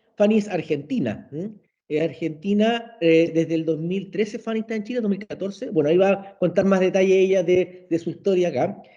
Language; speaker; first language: Spanish; native; Spanish